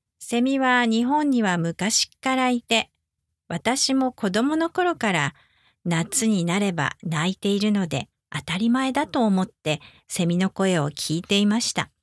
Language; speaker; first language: Japanese; native; Japanese